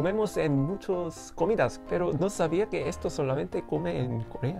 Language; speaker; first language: Spanish; non-native, fluent; Korean